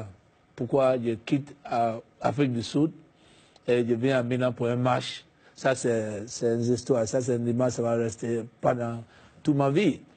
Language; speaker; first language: French; non-native, fluent; English